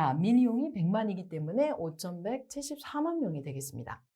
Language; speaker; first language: Korean; native; Korean